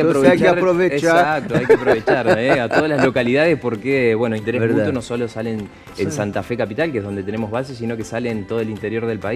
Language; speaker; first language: Spanish; native; Spanish